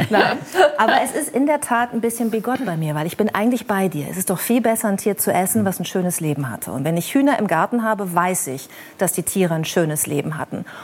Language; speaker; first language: German; native; German